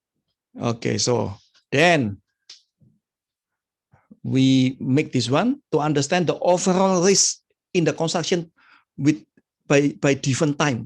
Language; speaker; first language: English; non-native, fluent; Indonesian